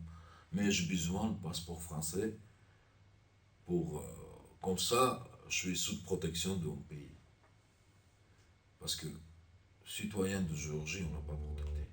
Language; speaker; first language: French; non-native, learner; Armenian